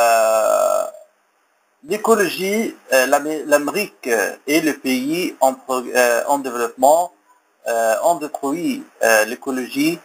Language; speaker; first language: French; non-native, learner; Arabic